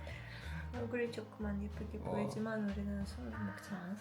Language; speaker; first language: Korean; non-native, learner; Russian